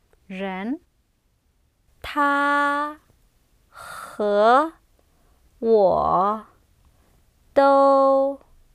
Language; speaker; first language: Chinese; non-native, learner; English